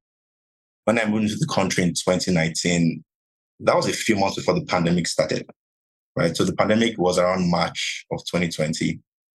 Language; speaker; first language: English; non-native, local second language; Yoruba